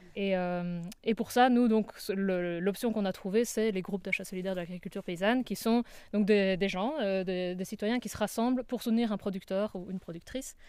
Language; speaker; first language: French; native; French